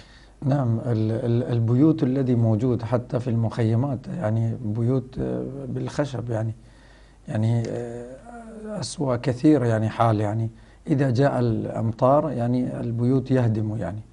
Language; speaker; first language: Arabic; non-native, fluent; Rohingya